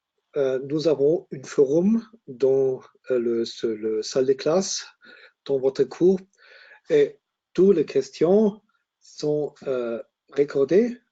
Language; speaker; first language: French; non-native, learner; German